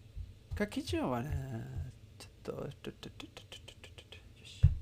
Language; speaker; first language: Japanese; non-native, learner; Spanish